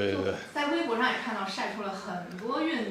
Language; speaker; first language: Chinese; native; Chinese